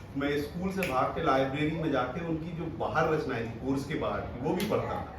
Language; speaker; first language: Hindi; native; Hindi